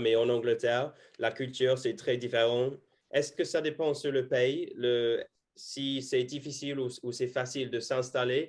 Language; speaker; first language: French; non-native, fluent; English